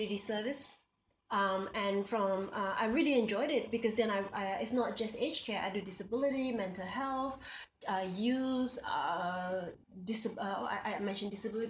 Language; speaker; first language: English; non-native, local second language; Indonesian